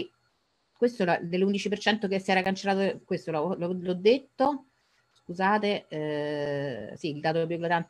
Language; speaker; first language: Italian; native; Italian